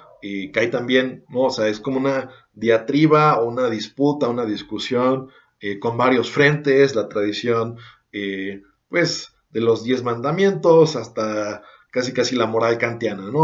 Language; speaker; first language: Spanish; native; Spanish